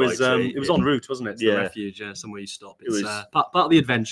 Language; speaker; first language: English; native; English